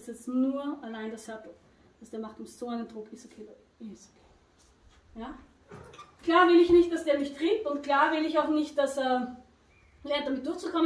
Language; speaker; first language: German; native; German